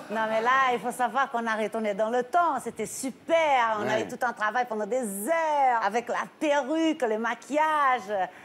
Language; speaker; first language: French; non-native, fluent; Portuguese